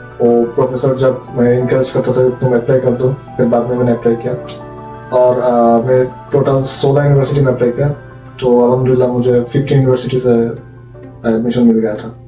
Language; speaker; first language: Hindi; non-native, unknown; Bangla